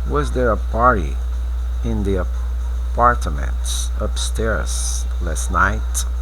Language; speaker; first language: English; non-native, fluent; Portuguese